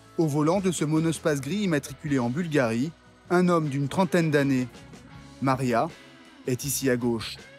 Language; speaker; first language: French; native; French